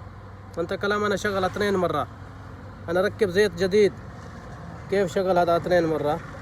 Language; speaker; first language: Arabic; non-native, learner; Urdu